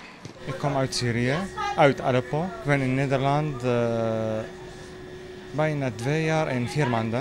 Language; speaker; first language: Dutch; non-native, learner; Arabic